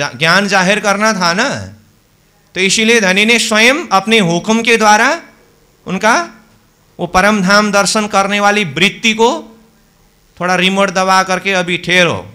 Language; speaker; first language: Hindi; native; Hindi